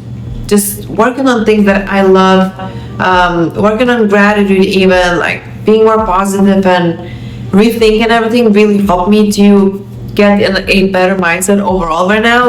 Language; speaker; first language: English; non-native, fluent; Lithuanian